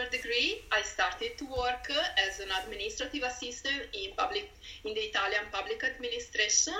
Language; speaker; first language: English; non-native, fluent; Italian